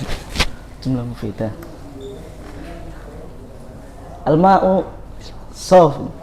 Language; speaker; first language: Arabic; non-native, learner; Indonesian